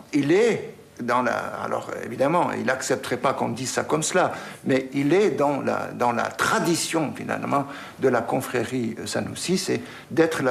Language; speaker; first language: French; native; French